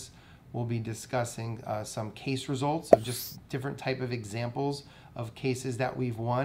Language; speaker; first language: English; native; English